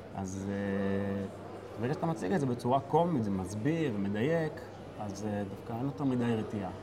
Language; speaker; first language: Hebrew; native; Hebrew